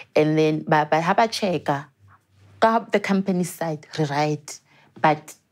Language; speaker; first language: English; non-native, local second language; Southern Sotho